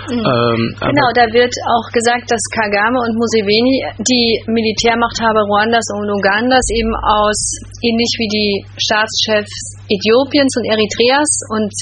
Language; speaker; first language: German; native; German